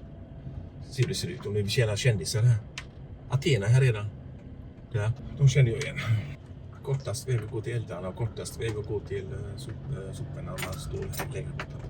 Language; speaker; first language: Swedish; native; Swedish